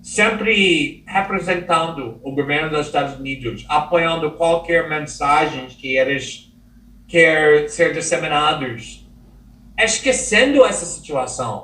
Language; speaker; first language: Portuguese; non-native, fluent; English